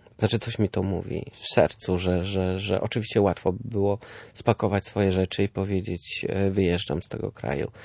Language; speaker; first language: Polish; early bilingual, heritage; Polish